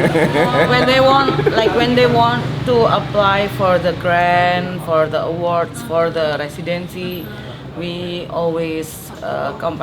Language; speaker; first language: English; non-native, fluent; Indonesian